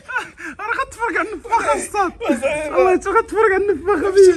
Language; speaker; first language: Arabic; native; Arabic